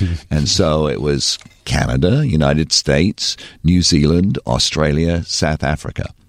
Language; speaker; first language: English; native; English